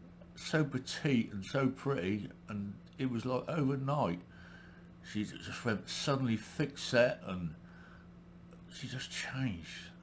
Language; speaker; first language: English; native; English